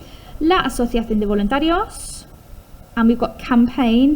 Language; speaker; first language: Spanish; non-native, fluent; English